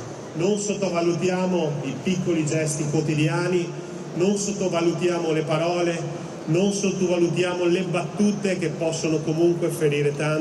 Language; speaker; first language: Italian; native; Italian